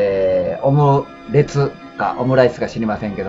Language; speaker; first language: Japanese; native; Japanese